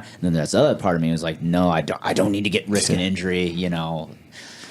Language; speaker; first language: English; native; English